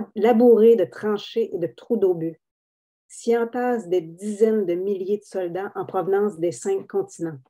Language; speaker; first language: French; native; French